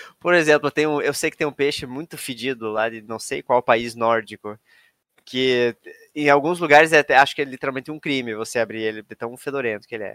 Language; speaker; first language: Portuguese; native; Portuguese